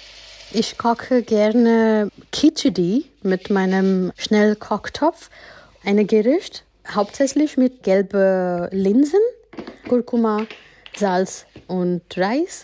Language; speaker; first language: German; non-native, fluent; Gujarati